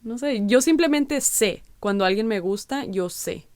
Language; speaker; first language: Spanish; early bilingual, heritage; Spanish